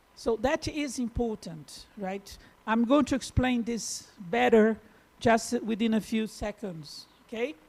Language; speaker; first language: English; non-native, fluent; Portuguese